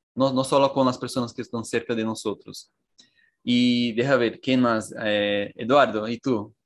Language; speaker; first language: Spanish; non-native, fluent; Portuguese